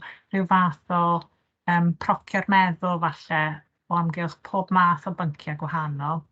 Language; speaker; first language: Welsh; native; Welsh